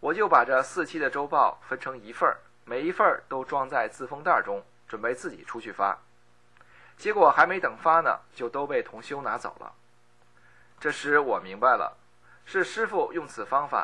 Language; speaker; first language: Chinese; native; Chinese